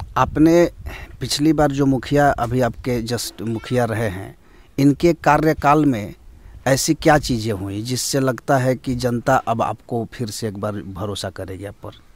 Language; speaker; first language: Hindi; native; Hindi